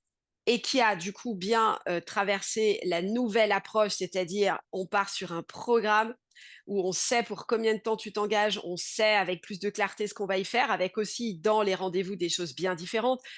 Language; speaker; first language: French; native; French